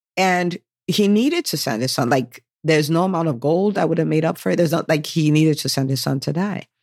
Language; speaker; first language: English; native; English